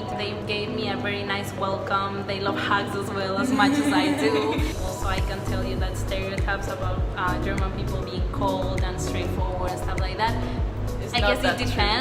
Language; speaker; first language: English; non-native, fluent; Spanish